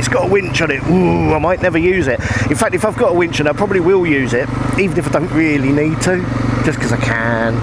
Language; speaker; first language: English; native; English